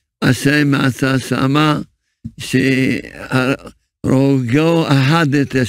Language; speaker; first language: Hebrew; early bilingual, other home language; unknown